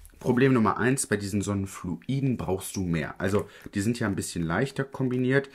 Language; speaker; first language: German; early bilingual, other home language; Italian